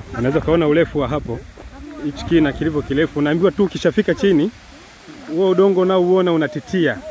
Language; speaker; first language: Swahili; native; Swahili